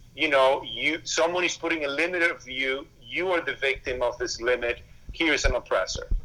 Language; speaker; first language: English; early bilingual, other home language; Spanish